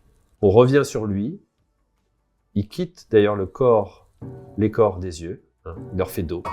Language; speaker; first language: French; native; French